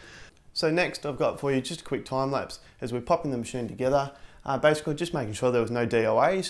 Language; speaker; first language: English; native; English